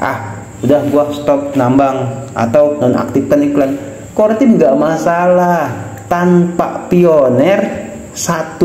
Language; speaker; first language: Indonesian; native; Indonesian